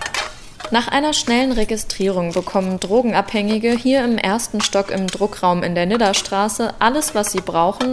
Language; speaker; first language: German; native; German